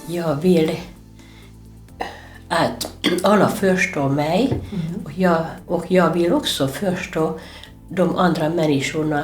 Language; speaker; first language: Swedish; non-native, fluent; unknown